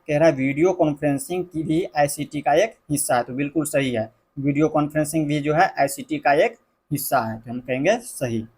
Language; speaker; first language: Hindi; native; Hindi